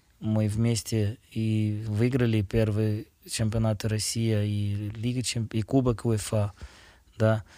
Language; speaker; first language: Russian; non-native, fluent; Portuguese